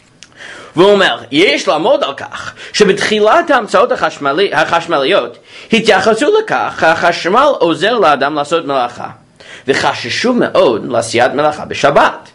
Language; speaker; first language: Hebrew; non-native, fluent; English